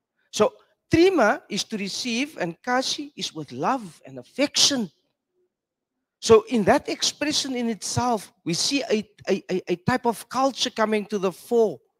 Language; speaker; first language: English; non-native, local second language; Afrikaans